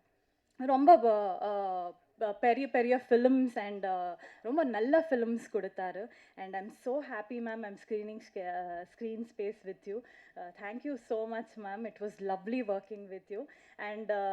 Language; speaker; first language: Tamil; non-native, learner; Kannada